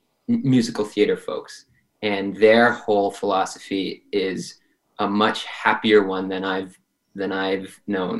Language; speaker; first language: English; native; English